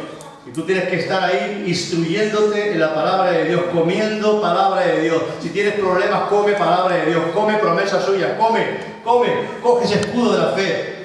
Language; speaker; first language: Spanish; native; Spanish